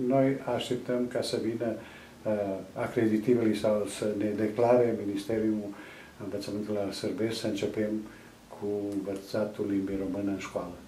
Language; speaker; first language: Romanian; non-native, local second language; Serbian